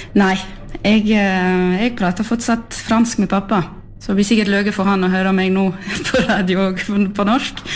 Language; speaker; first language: Norwegian; early bilingual, heritage; French